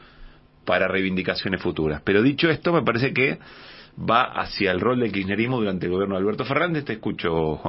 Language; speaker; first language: Spanish; native; Spanish